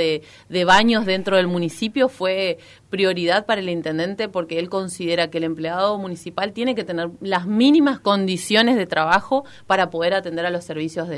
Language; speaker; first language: Spanish; native; Spanish